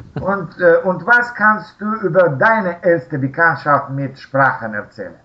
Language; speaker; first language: German; non-native, learner; Russian